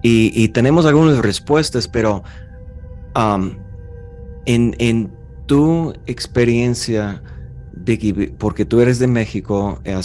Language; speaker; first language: Spanish; non-native, fluent; English